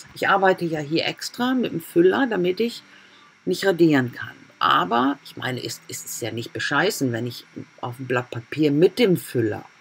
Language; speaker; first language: German; native; German